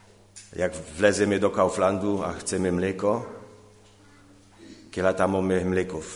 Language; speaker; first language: Polish; non-native, learner; Czech